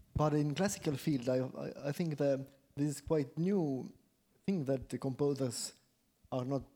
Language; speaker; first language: English; non-native, fluent; Estonian